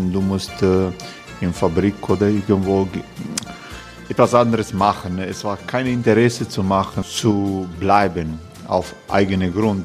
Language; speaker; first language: German; non-native, learner; Croatian